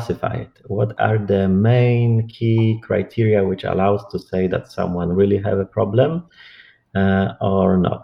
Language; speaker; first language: English; non-native, fluent; Polish